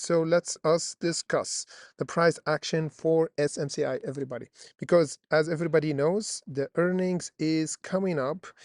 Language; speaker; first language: English; non-native, fluent; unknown